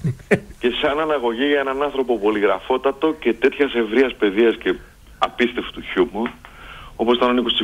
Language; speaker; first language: Greek; native; Greek